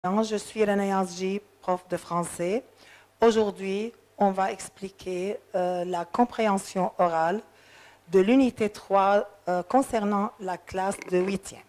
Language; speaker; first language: French; non-native, fluent; Arabic